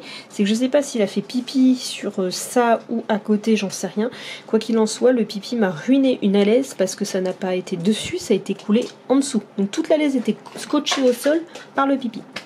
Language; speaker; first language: French; native; French